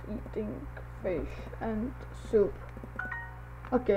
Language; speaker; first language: English; non-native, learner; Czech